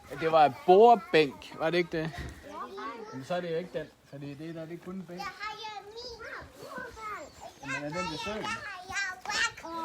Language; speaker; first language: Danish; early bilingual, heritage; Danish